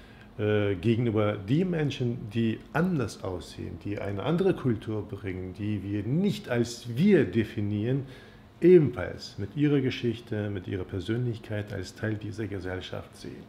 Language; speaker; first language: German; non-native, fluent; Turkish